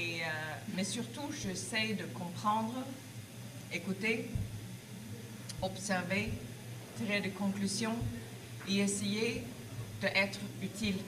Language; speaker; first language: French; non-native, fluent; Swedish